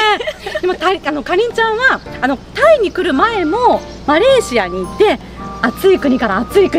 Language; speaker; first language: Japanese; native; Japanese